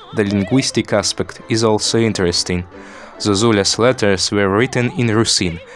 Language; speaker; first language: English; non-native, fluent; Ukrainian